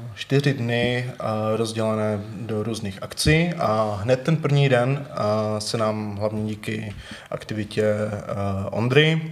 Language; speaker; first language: Czech; native; Czech